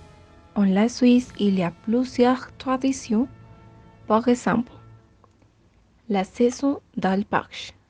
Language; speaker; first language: French; non-native, learner; Spanish